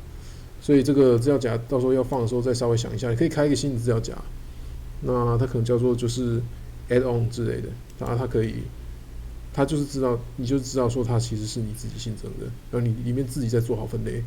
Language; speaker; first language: Chinese; native; Chinese